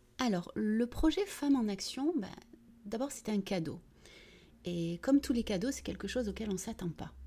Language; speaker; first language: French; early bilingual, other home language; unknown